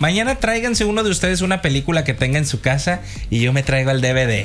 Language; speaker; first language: Spanish; native; Spanish